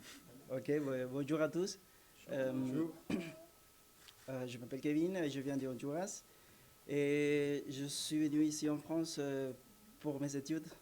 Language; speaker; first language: French; non-native, learner; Spanish